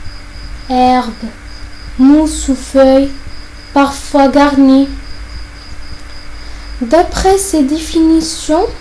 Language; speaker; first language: French; non-native, fluent; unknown